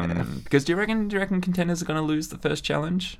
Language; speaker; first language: English; native; English